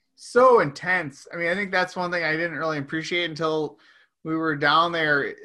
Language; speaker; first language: English; native; English